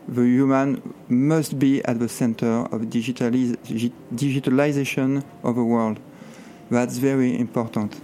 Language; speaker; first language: English; non-native, fluent; French